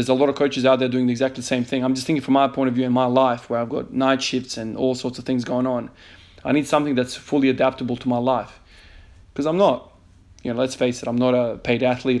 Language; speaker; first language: English; native; English